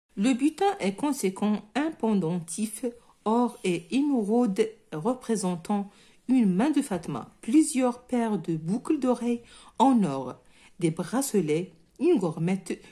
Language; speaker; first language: French; non-native, local second language; Arabic